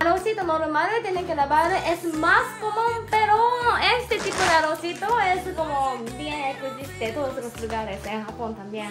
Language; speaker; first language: Spanish; non-native, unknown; Japanese